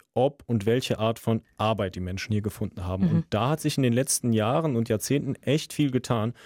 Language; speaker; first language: German; early bilingual, other home language; Russian